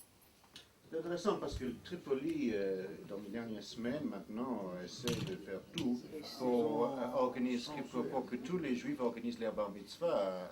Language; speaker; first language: French; non-native, fluent; English